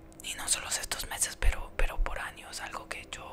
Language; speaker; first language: Spanish; early bilingual, heritage; Spanish